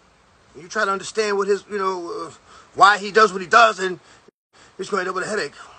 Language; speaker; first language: English; native; English